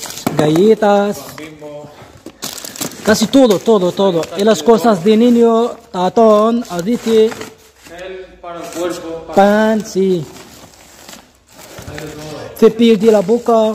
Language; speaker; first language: Spanish; non-native, learner; Arabic